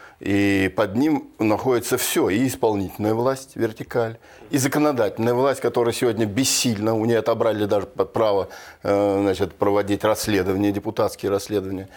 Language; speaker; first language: Russian; native; Russian